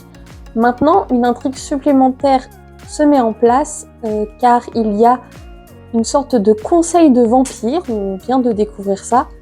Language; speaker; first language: French; native; French